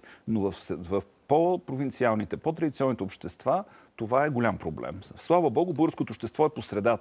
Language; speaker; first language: Bulgarian; native; Bulgarian